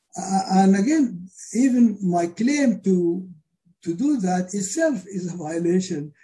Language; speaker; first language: English; non-native, fluent; Arabic